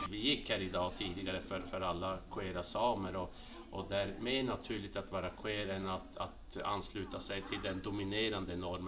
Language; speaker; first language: Swedish; native; Swedish